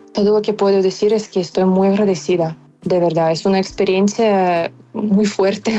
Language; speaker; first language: Spanish; non-native, fluent; Ukrainian